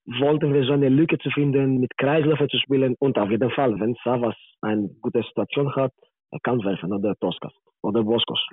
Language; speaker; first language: German; non-native, learner; Greek